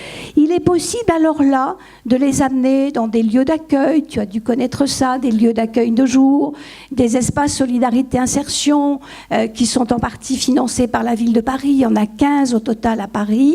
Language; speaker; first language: French; native; French